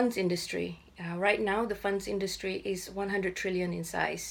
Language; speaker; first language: English; non-native, local second language; Malay